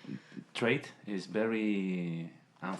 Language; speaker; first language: English; non-native, learner; Spanish